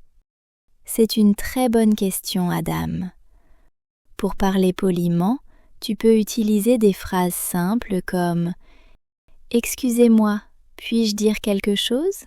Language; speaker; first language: French; native; French